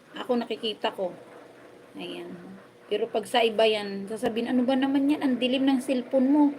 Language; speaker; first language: Filipino; non-native, local second language; Waray